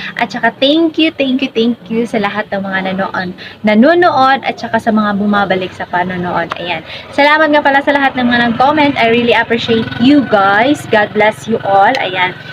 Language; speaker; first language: Filipino; non-native, local second language; Cebuano